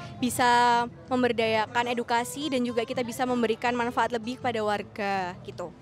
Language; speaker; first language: Indonesian; native; Indonesian